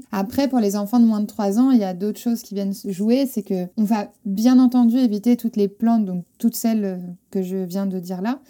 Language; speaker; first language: French; non-native, fluent; Spanish